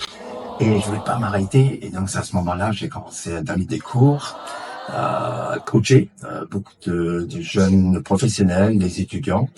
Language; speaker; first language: French; non-native, fluent; English